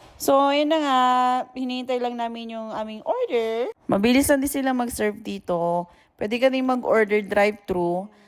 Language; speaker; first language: Filipino; native; Filipino